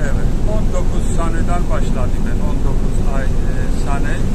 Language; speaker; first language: Turkish; non-native, learner; Georgian